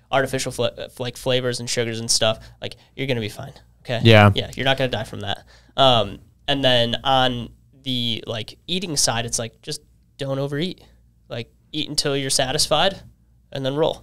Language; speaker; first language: English; native; English